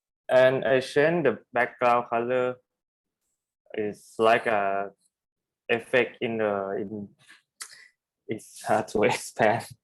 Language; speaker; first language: English; non-native, learner; Thai